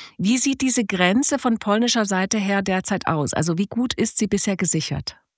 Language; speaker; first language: German; native; German